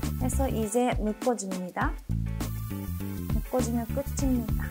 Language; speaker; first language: Korean; non-native, fluent; Japanese